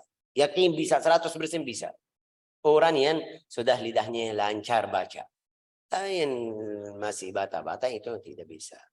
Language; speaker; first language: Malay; non-native, fluent; Arabic